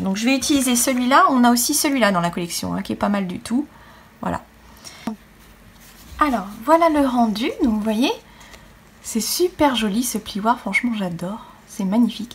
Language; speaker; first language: French; native; French